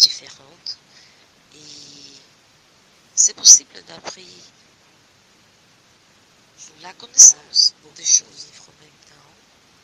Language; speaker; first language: French; non-native, learner; Portuguese